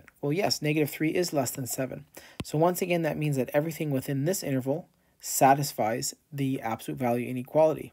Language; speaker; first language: English; native; English